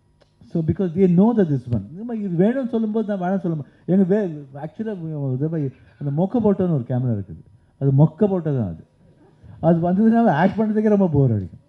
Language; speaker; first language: Tamil; non-native, local second language; Kannada